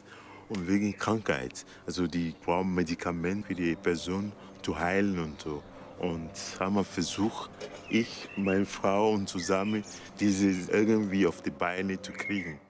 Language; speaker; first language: German; non-native, learner; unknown